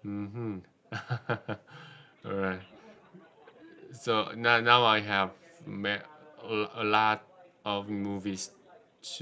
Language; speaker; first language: English; non-native, learner; Korean